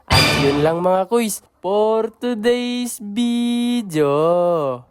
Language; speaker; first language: Filipino; native; Filipino